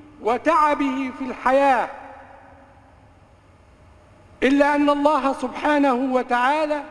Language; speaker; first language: Arabic; native; Arabic